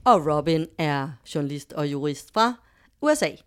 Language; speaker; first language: Danish; native; Danish